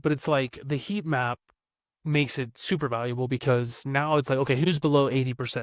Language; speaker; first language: English; native; English